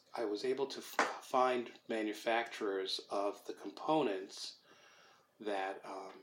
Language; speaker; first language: English; native; English